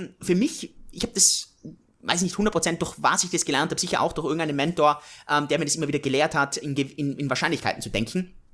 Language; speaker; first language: German; native; German